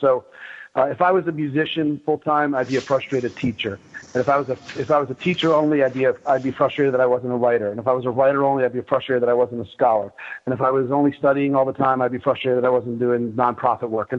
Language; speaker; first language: English; native; English